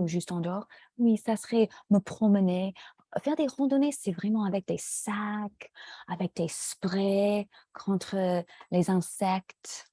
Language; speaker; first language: French; non-native, fluent; English